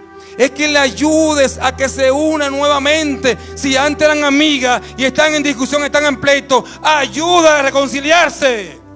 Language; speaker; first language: Spanish; native; Spanish